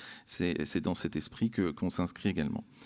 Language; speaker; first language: French; native; French